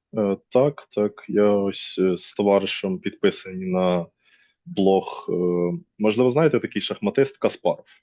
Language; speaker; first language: Ukrainian; native; Ukrainian